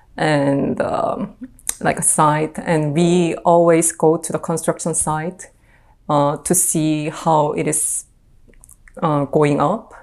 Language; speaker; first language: English; non-native, fluent; Korean